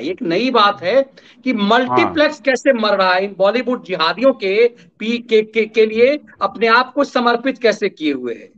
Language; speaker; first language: Hindi; native; Hindi